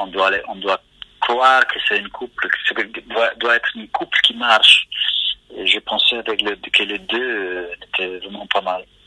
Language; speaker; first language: French; non-native, fluent; Italian